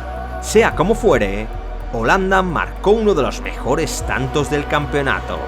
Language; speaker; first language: Spanish; native; Spanish